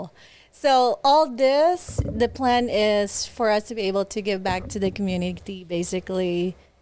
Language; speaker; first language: English; non-native, local second language; Hiligaynon